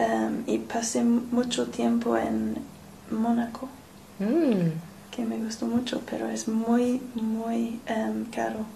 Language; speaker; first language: Spanish; non-native, learner; English